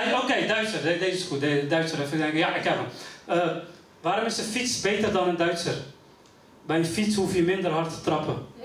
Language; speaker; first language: Dutch; early bilingual, other home language; Riffian